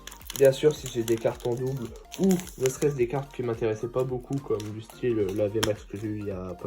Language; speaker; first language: French; native; French